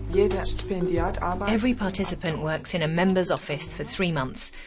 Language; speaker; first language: English; non-native, fluent; Turkish